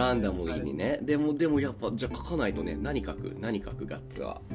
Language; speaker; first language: Japanese; native; Japanese